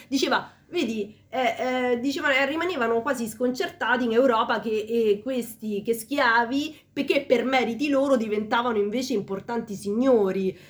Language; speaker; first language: Italian; early bilingual, other home language; Spanish